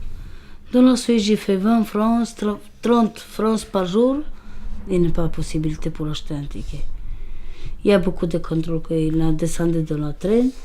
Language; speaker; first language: French; non-native, learner; Romanian